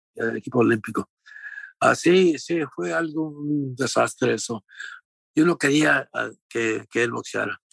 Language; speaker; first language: Spanish; native; Spanish